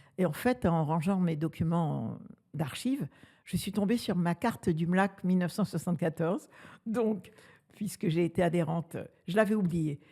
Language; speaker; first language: French; native; French